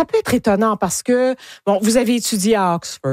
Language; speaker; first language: French; native; French